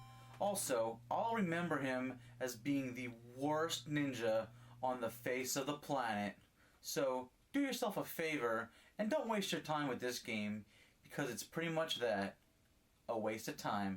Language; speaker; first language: English; native; English